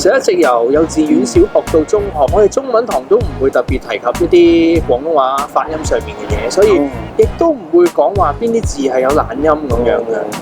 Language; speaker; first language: Cantonese; native; Cantonese